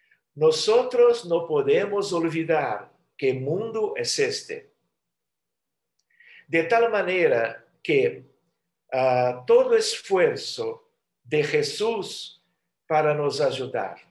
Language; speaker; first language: Spanish; non-native, fluent; Portuguese